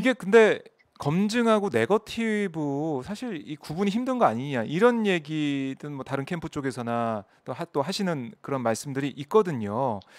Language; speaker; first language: Korean; native; Korean